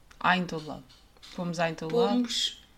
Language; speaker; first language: Portuguese; native; Portuguese